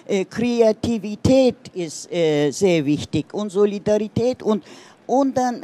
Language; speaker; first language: German; non-native, learner; Turkish